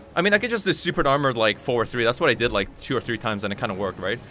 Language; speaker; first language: English; non-native, fluent; Korean